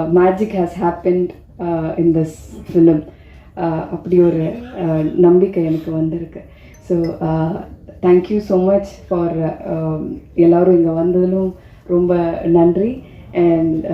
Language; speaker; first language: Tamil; non-native, fluent; Malayalam